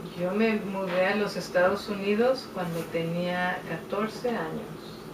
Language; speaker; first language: Spanish; native; Spanish